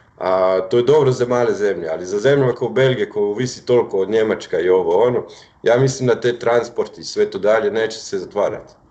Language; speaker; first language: Croatian; non-native, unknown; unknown